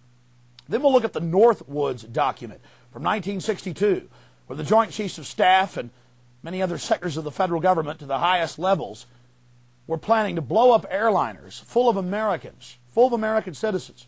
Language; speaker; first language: English; native; English